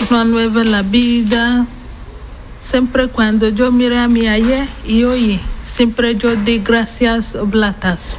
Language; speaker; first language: Spanish; non-native, learner; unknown